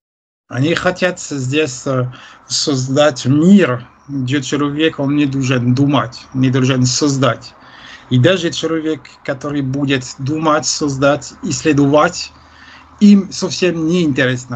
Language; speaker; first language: Russian; non-native, fluent; French